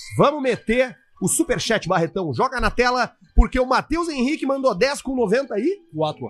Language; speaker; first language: Portuguese; native; Portuguese